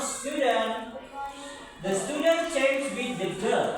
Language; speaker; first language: English; non-native, learner; Indonesian